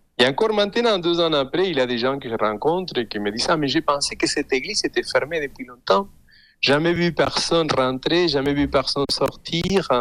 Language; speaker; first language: French; non-native, fluent; Spanish